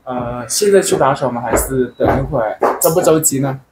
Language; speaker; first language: Chinese; native; Chinese